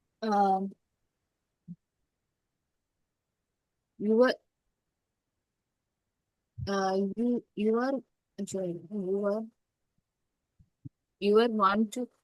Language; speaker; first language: English; non-native, learner; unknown